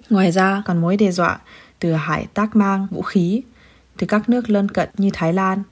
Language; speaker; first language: Vietnamese; early bilingual, heritage; Vietnamese